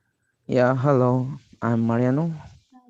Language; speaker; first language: English; non-native, learner; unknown